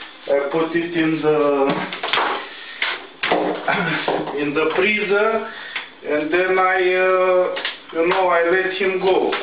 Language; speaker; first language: English; non-native, learner; Romanian